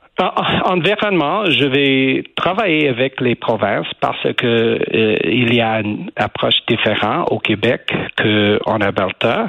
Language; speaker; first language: French; non-native, learner; English